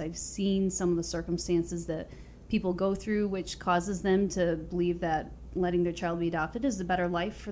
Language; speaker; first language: English; native; English